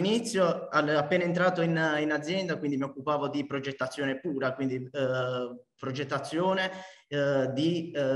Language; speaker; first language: Italian; native; Italian